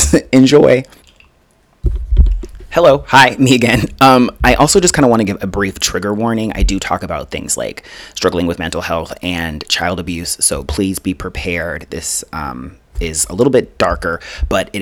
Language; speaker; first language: English; native; English